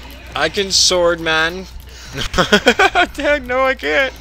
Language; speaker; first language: English; native; English